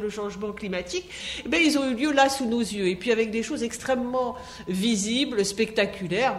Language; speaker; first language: French; native; French